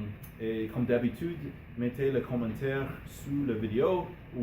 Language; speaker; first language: French; non-native, learner; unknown